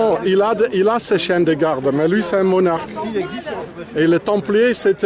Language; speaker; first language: French; non-native, fluent; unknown